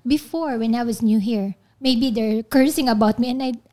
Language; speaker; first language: English; non-native, local second language; Filipino